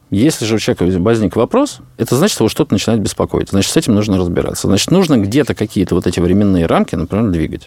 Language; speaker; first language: Russian; native; Russian